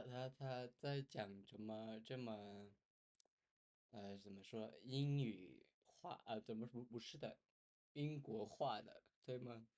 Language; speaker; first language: Chinese; non-native, learner; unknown